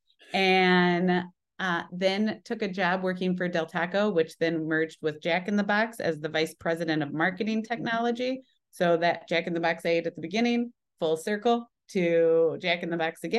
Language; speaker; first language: English; native; English